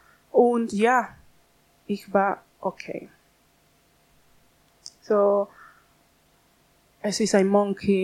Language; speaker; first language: German; non-native, learner; Spanish